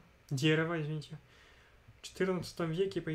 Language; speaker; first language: Russian; non-native, fluent; French